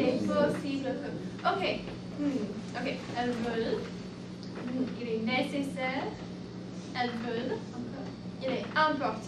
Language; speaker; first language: French; non-native, fluent; English